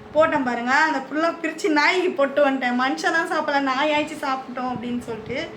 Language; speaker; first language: Tamil; native; Tamil